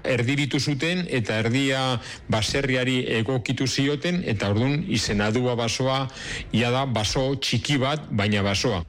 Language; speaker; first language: Basque; native; Basque